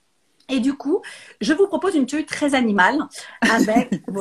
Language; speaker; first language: French; native; French